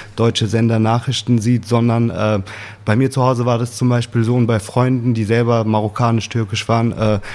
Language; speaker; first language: German; early bilingual, other home language; Arabic